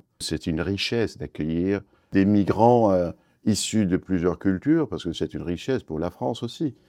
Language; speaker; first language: French; non-native, fluent; Kurdish